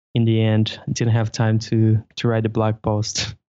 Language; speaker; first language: English; non-native, fluent; Portuguese